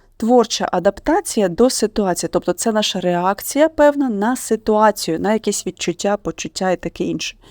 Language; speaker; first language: Ukrainian; non-native, local second language; Russian